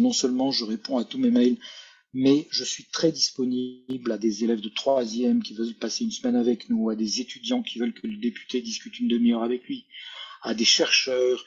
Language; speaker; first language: French; native; French